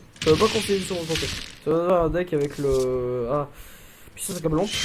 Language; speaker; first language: French; native; French